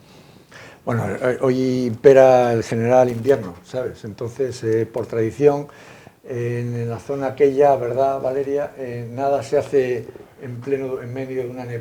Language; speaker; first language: Spanish; native; Spanish